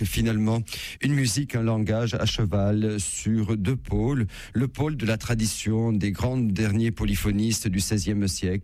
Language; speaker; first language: French; native; French